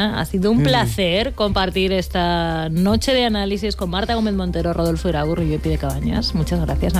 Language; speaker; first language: Spanish; native; Spanish